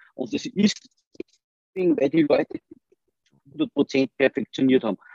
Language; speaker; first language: German; native; German